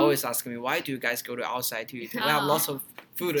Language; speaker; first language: English; non-native, learner; Chinese